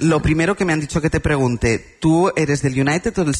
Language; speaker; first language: Spanish; native; Spanish